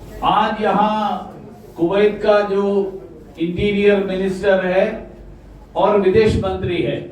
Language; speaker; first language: Hindi; non-native, local second language; Malayalam